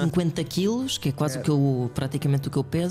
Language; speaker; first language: Portuguese; native; Portuguese